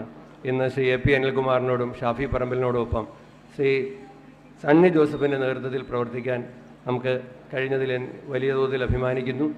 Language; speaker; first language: Malayalam; native; Malayalam